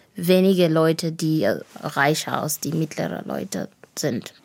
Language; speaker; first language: German; non-native, fluent; Shona